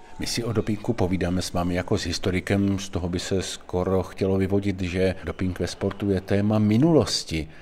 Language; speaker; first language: Czech; native; Czech